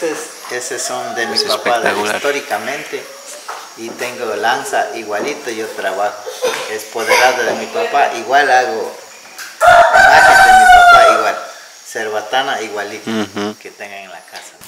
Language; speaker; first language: Spanish; non-native, local second language; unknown